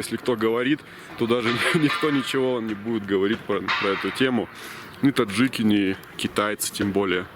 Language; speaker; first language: Russian; native; Russian